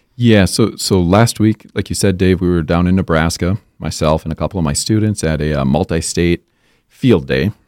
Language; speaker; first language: English; native; English